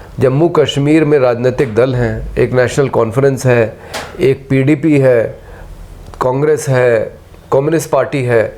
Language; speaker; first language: Hindi; native; Hindi